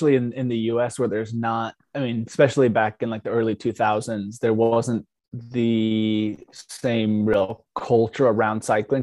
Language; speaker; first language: English; native; English